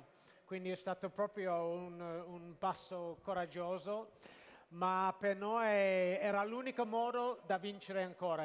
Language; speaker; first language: Italian; non-native, fluent; Japanese